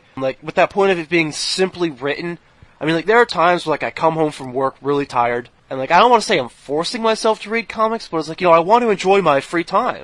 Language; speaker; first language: English; native; English